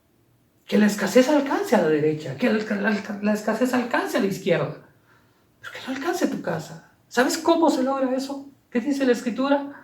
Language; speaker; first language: Spanish; native; Spanish